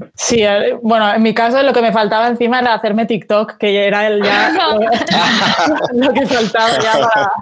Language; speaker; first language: Spanish; native; Spanish